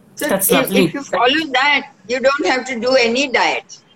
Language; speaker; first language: English; non-native, local second language; Marathi